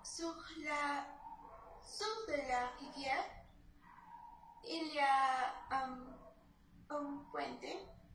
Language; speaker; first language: French; non-native, learner; Spanish